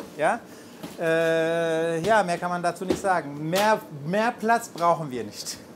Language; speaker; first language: German; non-native, fluent; Turkish